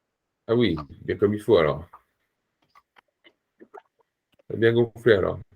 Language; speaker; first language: French; native; French